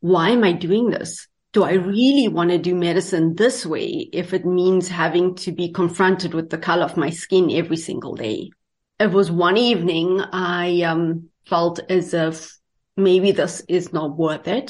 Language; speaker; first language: English; native; English